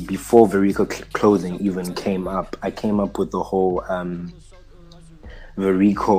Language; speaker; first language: English; non-native, local second language; Shona